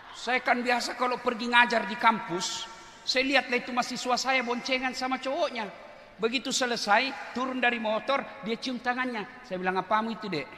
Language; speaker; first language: Indonesian; non-native, local second language; Buginese